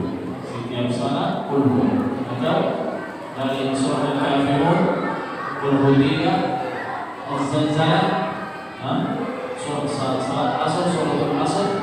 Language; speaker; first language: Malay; non-native, learner; Arabic